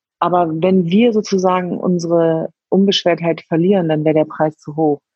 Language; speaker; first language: German; early bilingual, other home language; Kurdish